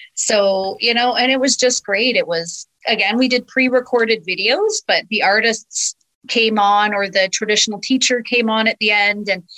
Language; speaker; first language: English; native; English